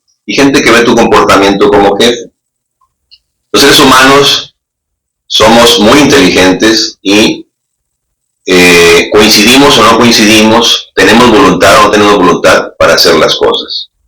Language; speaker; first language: Spanish; native; Spanish